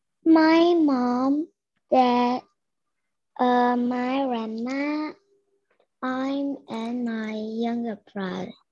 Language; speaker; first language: English; non-native, learner; Vietnamese